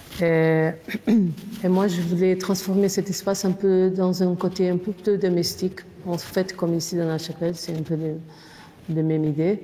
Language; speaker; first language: French; non-native, fluent; Portuguese